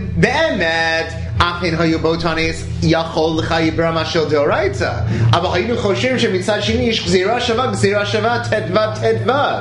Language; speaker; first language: Hebrew; non-native, fluent; English